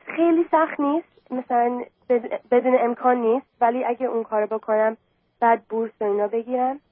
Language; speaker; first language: Persian; early bilingual, heritage; Persian